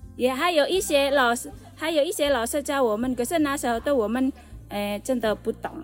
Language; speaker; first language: Chinese; non-native, learner; Indonesian